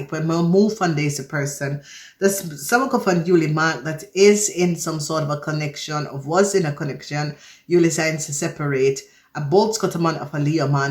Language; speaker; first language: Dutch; non-native, fluent; English